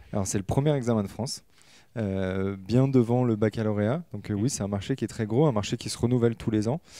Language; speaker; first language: French; native; French